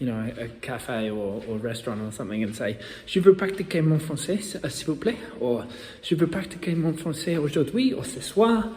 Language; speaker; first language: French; non-native, learner; English